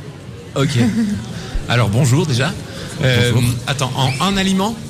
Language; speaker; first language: French; native; French